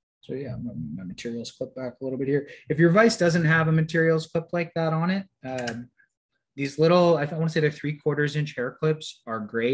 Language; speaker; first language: English; native; English